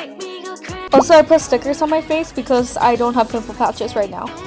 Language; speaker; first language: English; native; English